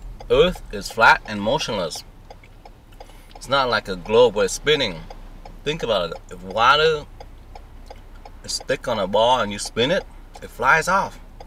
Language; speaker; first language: English; non-native, fluent; Vietnamese